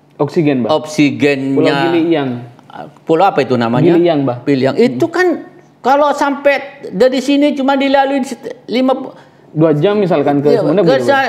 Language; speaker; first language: Indonesian; native; Indonesian